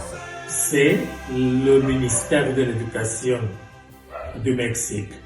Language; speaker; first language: French; non-native, fluent; Spanish